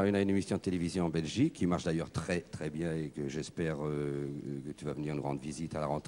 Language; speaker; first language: French; native; French